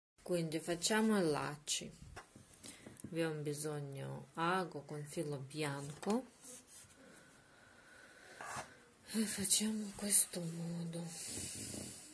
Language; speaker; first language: Italian; non-native, learner; Russian